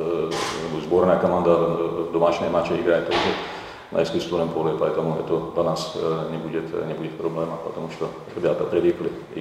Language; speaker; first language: Russian; non-native, fluent; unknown